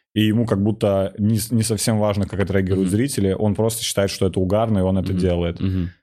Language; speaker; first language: Russian; native; Russian